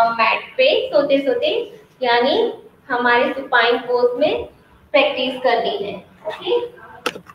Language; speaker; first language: Hindi; non-native, local second language; Gujarati